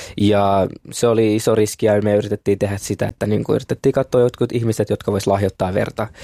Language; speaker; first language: Finnish; early bilingual, other home language; Kinyarwanda